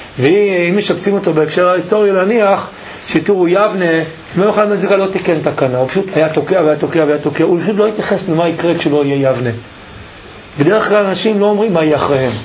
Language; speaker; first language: Hebrew; native; Hebrew